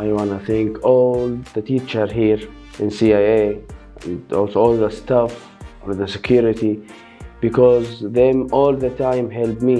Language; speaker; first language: English; non-native, learner; Arabic